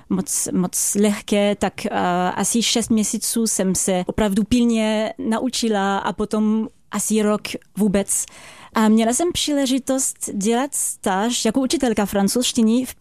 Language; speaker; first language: Czech; non-native, fluent; French